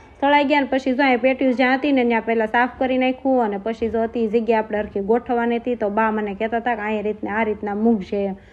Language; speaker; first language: Gujarati; native; Gujarati